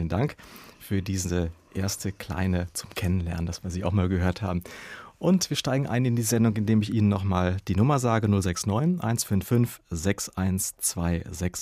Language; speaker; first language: German; native; German